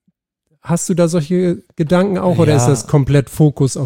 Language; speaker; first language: German; native; German